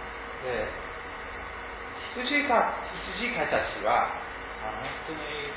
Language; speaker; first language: Japanese; non-native, fluent; English